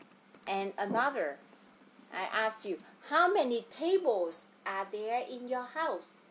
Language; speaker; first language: English; non-native, fluent; Vietnamese